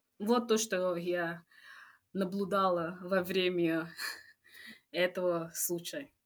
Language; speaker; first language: Russian; non-native, fluent; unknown